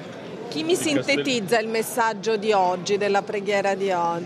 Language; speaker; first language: Italian; native; Italian